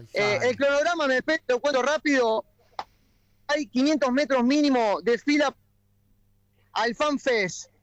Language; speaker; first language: Spanish; native; Spanish